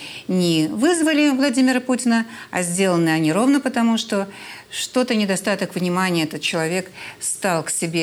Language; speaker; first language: Russian; native; Russian